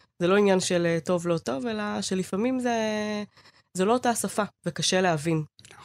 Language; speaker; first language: Hebrew; early bilingual, other home language; Amharic